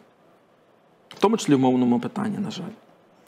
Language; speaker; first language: Ukrainian; native; Ukrainian